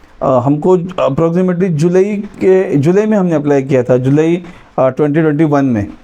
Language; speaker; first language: Hindi; non-native, local second language; Marathi